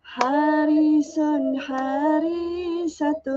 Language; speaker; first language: Arabic; non-native, fluent; Malay